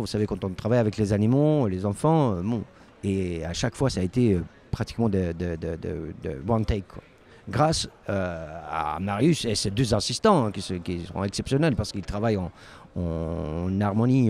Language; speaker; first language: French; non-native, fluent; Albanian